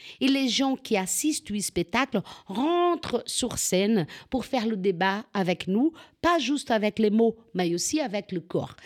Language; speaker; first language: French; non-native, fluent; Portuguese